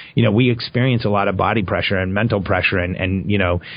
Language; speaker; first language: English; early bilingual, other home language; Spanish